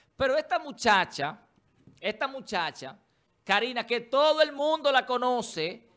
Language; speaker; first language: Spanish; native; Spanish